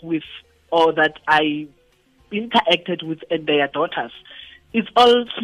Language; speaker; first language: English; non-native, local second language; Tswana